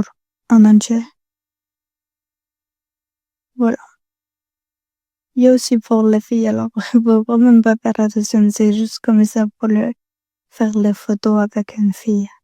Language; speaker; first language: French; non-native, learner; Spanish